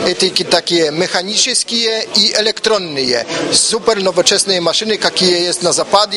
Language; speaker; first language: Polish; non-native, learner; Ukrainian